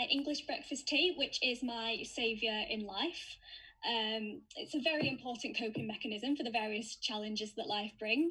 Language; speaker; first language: English; native; English